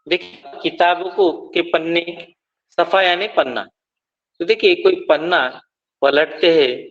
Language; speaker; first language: Hindi; non-native, local second language; Marathi